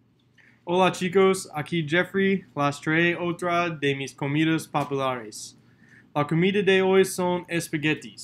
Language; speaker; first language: Spanish; non-native, learner; English